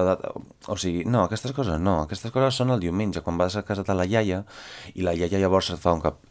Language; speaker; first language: Catalan; non-native, fluent; Italian